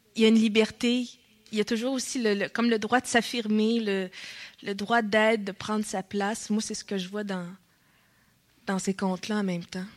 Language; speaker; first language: French; native; French